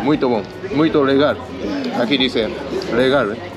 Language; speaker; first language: Portuguese; non-native, learner; Japanese